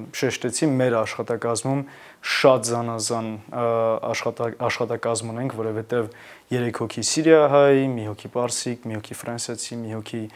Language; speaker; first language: Armenian; native; Armenian